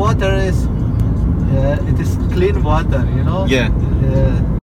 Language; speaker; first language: English; non-native, learner; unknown